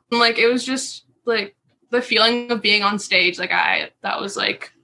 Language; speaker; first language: English; native; English